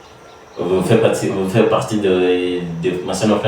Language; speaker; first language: French; non-native, learner; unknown